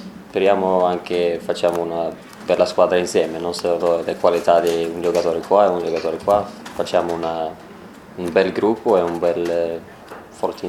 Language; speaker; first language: Italian; non-native, learner; Swedish